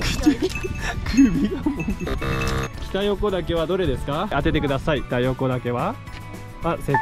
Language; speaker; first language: Japanese; native; Japanese